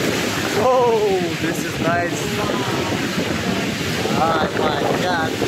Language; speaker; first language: English; non-native, fluent; Romanian